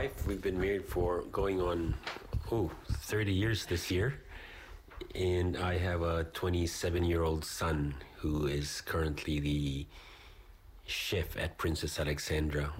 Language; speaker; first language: English; non-native, local second language; Filipino